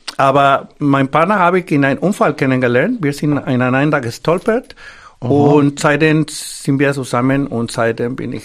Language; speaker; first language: German; non-native, fluent; Spanish